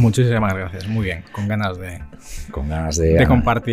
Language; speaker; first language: Spanish; native; Spanish